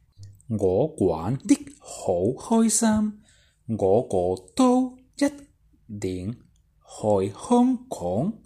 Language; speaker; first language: Cantonese; non-native, learner; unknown